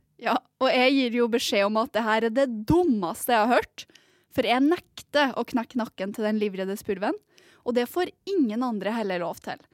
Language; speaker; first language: Norwegian; native; Norwegian